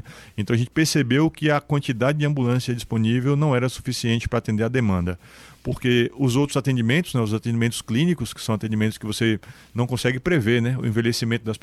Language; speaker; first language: Portuguese; native; Portuguese